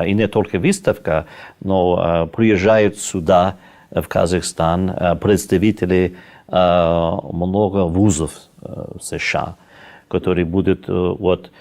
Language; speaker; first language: Russian; non-native, fluent; English